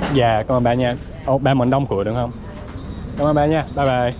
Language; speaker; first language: Vietnamese; non-native, learner; English